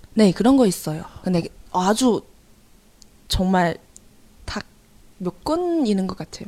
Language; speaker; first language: Korean; non-native, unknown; Chinese